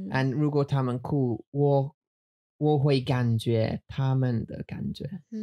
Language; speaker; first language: Chinese; non-native, learner; English